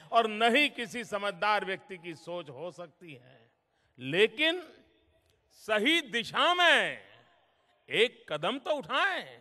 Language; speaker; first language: Hindi; non-native, local second language; Gujarati